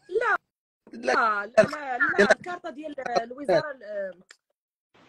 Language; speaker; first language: Arabic; native; Arabic